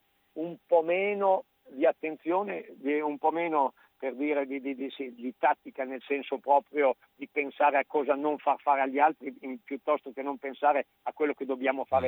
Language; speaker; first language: Italian; native; Italian